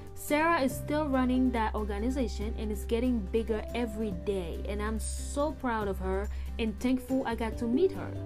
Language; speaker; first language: English; early bilingual, other home language; Haitian Creole